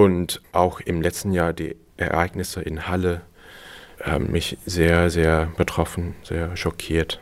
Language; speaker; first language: German; non-native, fluent; Cantonese